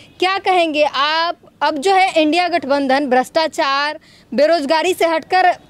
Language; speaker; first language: Hindi; native; Hindi